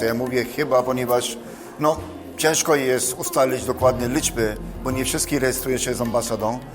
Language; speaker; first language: Polish; non-native, fluent; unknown